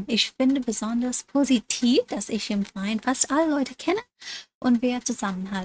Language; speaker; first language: German; non-native, fluent; English